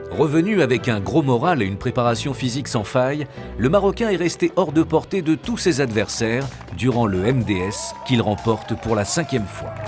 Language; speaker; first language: French; native; French